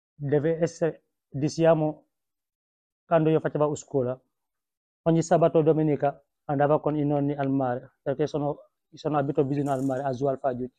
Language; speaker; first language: Italian; non-native, learner; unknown